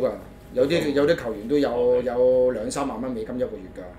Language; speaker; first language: Cantonese; non-native, fluent; Spanish